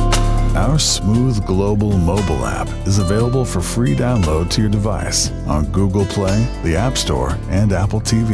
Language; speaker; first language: English; native; English